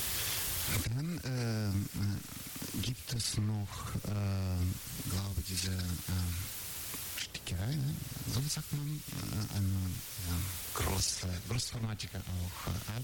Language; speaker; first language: German; non-native, learner; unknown